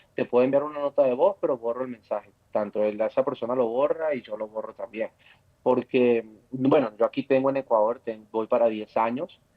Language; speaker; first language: Spanish; native; Spanish